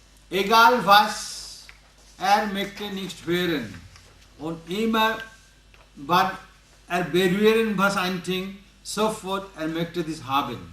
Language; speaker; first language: German; non-native, learner; Bangla